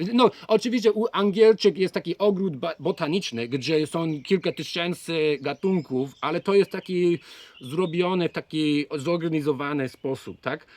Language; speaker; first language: Polish; non-native, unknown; English